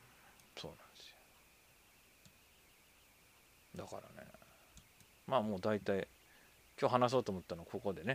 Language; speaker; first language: Japanese; native; Japanese